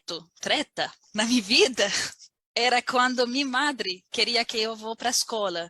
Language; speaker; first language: Portuguese; non-native, learner; Arabic